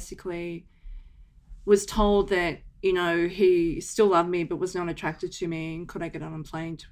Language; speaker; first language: English; native; English